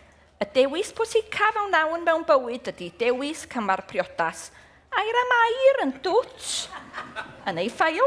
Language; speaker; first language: Welsh; native; Welsh